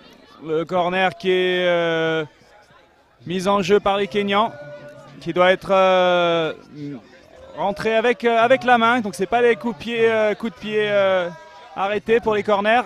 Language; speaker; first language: French; native; French